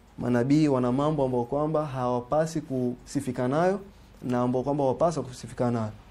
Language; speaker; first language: Swahili; native; Swahili